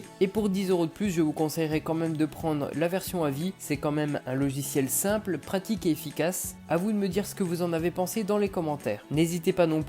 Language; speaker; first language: French; native; French